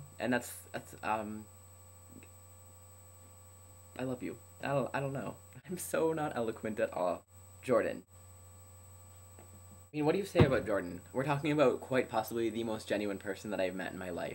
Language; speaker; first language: English; native; English